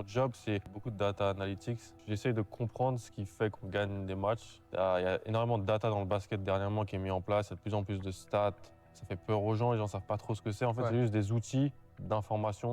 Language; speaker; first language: French; native; French